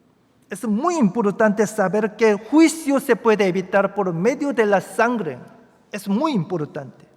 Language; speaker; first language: Spanish; non-native, fluent; Korean